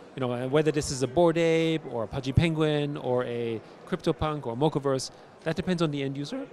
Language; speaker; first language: English; early bilingual, other home language; German